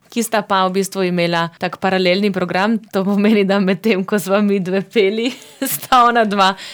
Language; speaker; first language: Slovenian; non-native, fluent; German